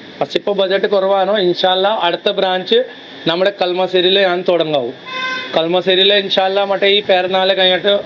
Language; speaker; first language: Malayalam; non-native, local second language; Hindi